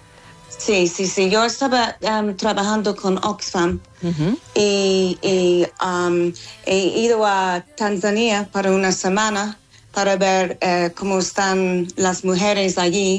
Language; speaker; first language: Spanish; non-native, learner; English